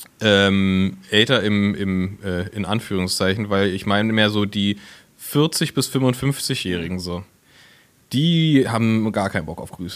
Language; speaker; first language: German; native; German